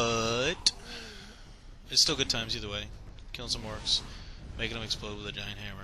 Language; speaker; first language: English; native; English